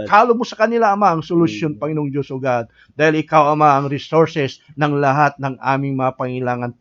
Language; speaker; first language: Filipino; native; Filipino